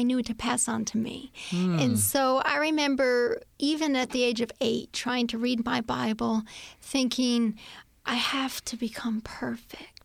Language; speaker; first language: English; native; English